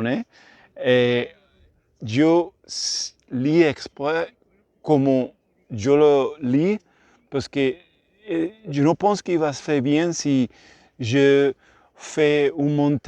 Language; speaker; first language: French; non-native, learner; Spanish